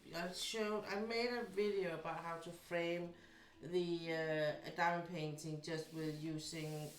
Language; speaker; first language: English; non-native, fluent; Danish